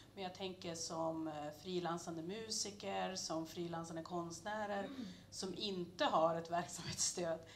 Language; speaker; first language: Swedish; native; Swedish